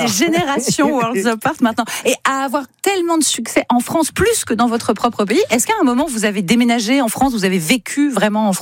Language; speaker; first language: French; native; French